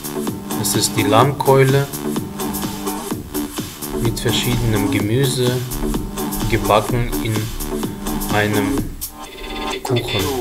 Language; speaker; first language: German; non-native, fluent; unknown